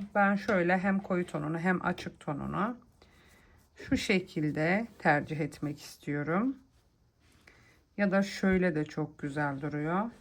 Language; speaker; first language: Turkish; native; Turkish